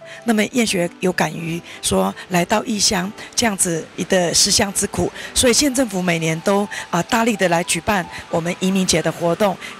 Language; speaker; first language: Chinese; native; Chinese